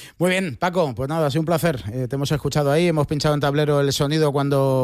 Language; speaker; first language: Spanish; native; Spanish